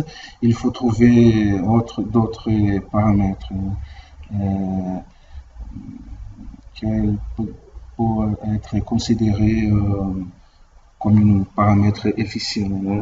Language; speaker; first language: French; non-native, learner; Portuguese